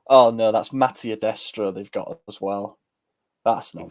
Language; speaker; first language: English; native; English